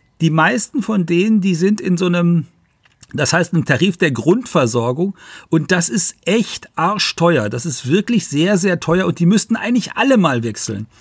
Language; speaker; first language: German; native; German